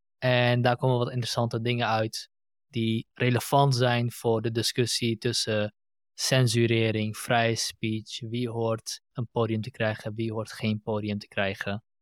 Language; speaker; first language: Dutch; native; Dutch